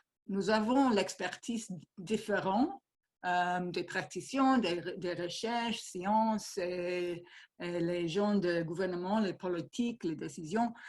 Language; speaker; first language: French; non-native, fluent; English